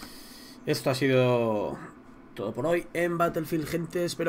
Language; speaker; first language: Spanish; native; Spanish